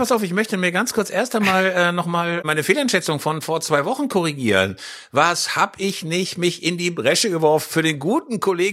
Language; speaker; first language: German; native; German